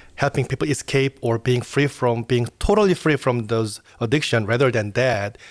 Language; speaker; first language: English; non-native, fluent; Korean